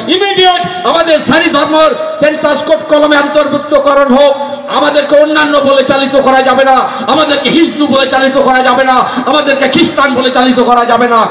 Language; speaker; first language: Bangla; non-native, local second language; Santali